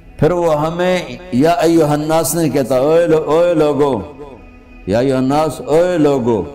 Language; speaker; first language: Urdu; non-native, local second language; Punjabi